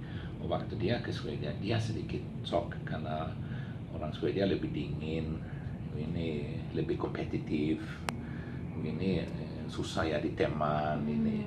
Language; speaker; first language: Indonesian; non-native, learner; Swedish